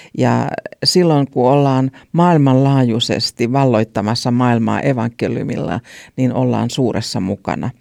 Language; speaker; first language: Finnish; native; Finnish